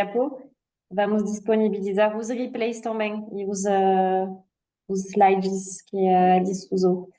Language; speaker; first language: Portuguese; non-native, fluent; French